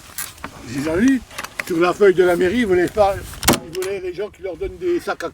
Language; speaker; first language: French; native; French